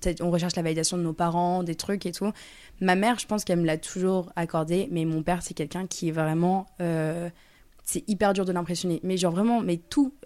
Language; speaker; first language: French; early bilingual, other home language; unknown